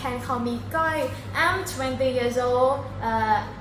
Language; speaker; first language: English; non-native, learner; Thai